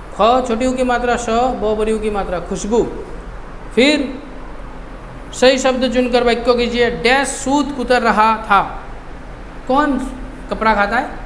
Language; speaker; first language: Hindi; non-native, local second language; Bangla